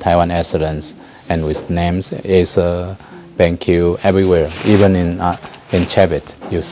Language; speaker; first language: English; non-native, fluent; Chinese